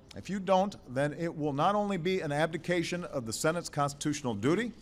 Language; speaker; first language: English; native; English